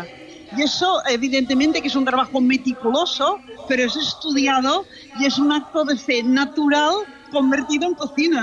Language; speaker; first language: Spanish; non-native, local second language; Catalan